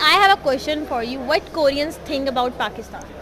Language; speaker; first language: English; non-native, local second language; Urdu